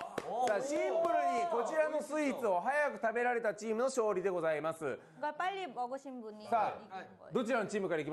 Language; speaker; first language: Japanese; native; Japanese